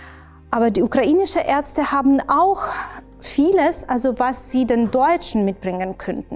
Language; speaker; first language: German; non-native, fluent; Ukrainian